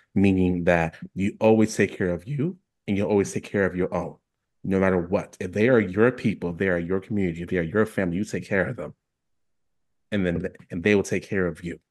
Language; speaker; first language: English; native; English